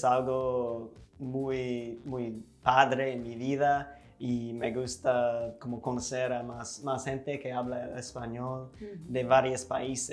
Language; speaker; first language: Spanish; non-native, fluent; English